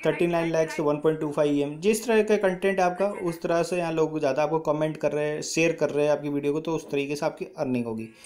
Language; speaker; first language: Hindi; native; Hindi